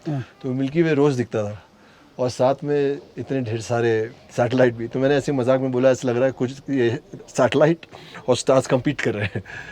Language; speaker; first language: Hindi; native; Hindi